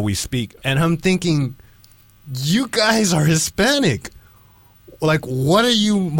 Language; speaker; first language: English; native; English